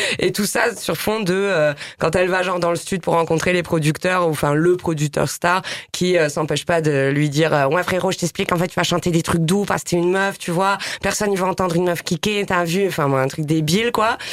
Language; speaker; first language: French; native; French